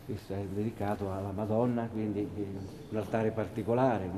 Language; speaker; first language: Italian; native; Italian